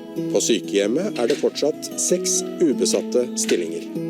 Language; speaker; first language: Norwegian; native; Norwegian